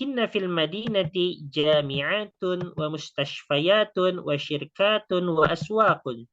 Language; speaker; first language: Arabic; non-native, fluent; Indonesian